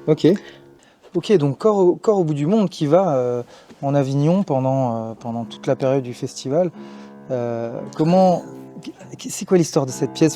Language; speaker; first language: French; native; French